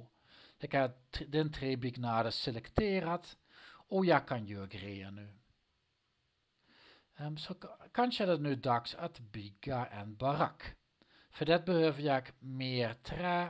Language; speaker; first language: Swedish; non-native, learner; Dutch